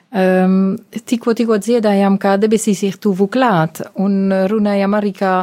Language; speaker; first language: Latvian; non-native, fluent; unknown